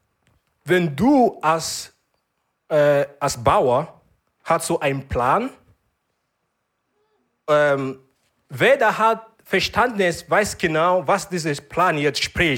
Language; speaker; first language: German; non-native, learner; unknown